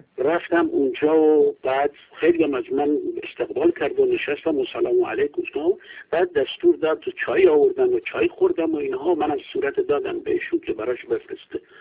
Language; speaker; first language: Persian; non-native, local second language; Kurdish